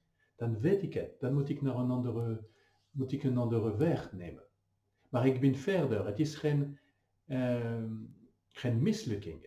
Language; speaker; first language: Dutch; non-native, fluent; French